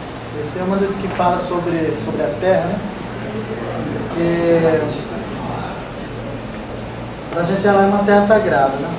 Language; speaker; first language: Portuguese; non-native, local second language; Guarani